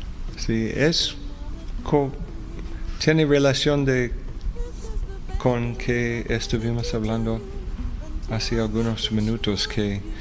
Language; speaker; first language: Spanish; non-native, fluent; English